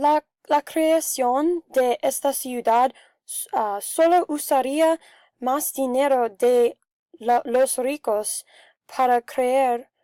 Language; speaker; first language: Spanish; non-native, learner; English